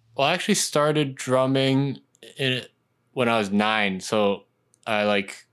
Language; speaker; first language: English; non-native, local second language; Cantonese